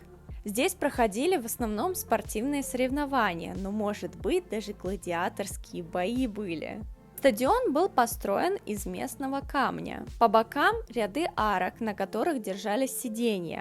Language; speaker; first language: Russian; native; Russian